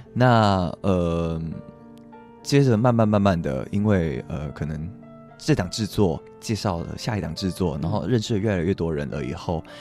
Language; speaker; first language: Chinese; non-native, local second language; Min Nan Chinese